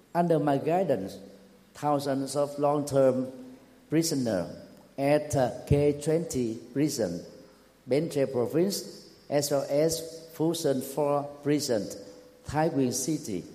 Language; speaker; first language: English; non-native, fluent; Vietnamese